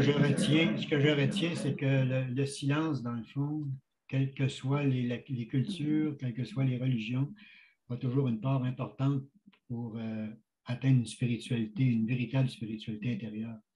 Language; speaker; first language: French; native; French